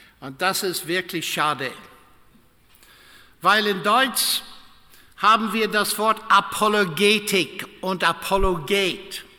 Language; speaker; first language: German; non-native, fluent; English